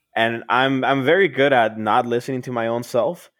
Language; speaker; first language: English; early bilingual, other home language; Spanish